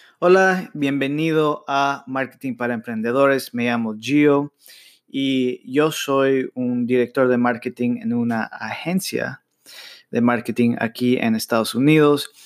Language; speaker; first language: Spanish; early bilingual, heritage; Spanish